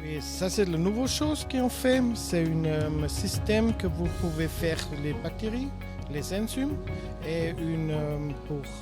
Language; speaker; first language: French; non-native, learner; German